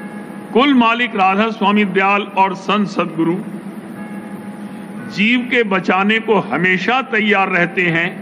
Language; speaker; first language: Hindi; native; Hindi